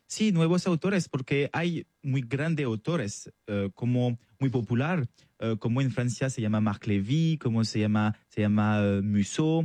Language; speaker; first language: Spanish; non-native, learner; French